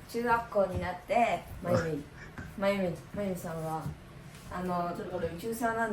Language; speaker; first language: Japanese; early bilingual, other home language; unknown